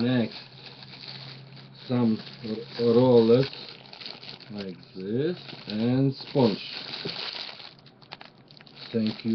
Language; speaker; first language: English; non-native, learner; Russian